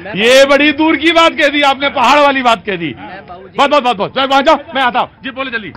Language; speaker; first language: Hindi; native; Hindi